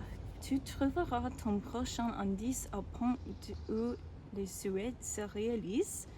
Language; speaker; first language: French; non-native, learner; English